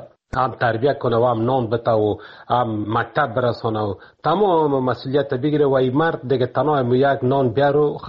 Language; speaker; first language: Persian; native; Persian